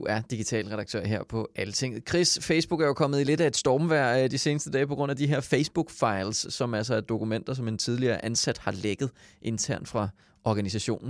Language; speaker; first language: Danish; native; Danish